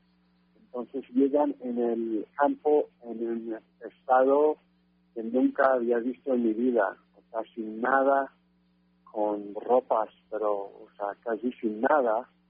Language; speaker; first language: Spanish; non-native, fluent; French